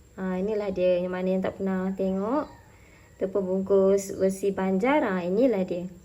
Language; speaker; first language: Malay; native; Malay